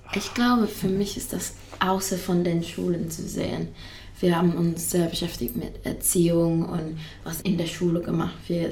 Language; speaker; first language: German; non-native, fluent; English